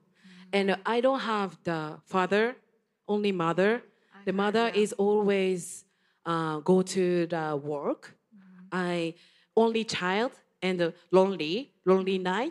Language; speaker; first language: English; non-native, learner; Japanese